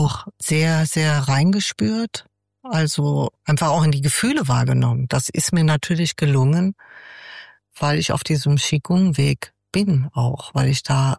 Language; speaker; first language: German; native; German